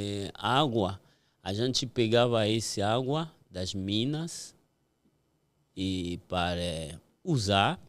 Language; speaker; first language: Portuguese; non-native, fluent; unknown